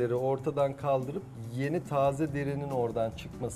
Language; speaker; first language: Turkish; native; Turkish